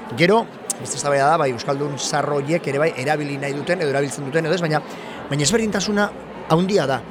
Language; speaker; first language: Basque; non-native, local second language; Spanish